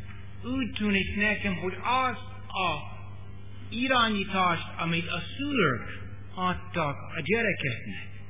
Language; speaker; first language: Hungarian; non-native, learner; English